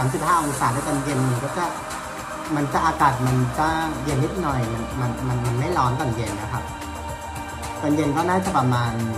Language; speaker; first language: Thai; non-native, fluent; Vietnamese